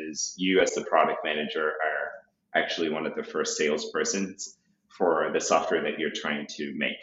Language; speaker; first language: English; non-native, local second language; Shona